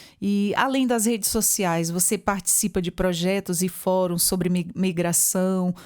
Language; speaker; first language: Portuguese; native; Portuguese